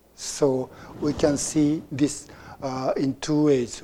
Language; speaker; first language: English; non-native, fluent; Japanese